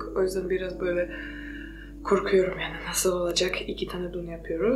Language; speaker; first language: Turkish; non-native, fluent; Polish